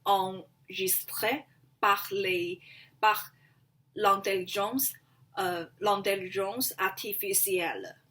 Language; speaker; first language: French; non-native, learner; Chinese